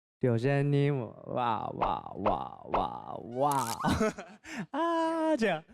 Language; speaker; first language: Chinese; non-native, learner; Japanese